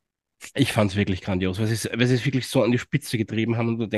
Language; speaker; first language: German; native; German